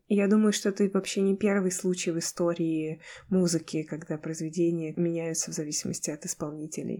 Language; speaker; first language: Russian; native; Russian